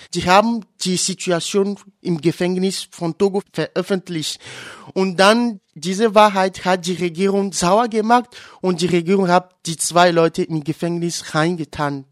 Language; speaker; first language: German; non-native, learner; Ewe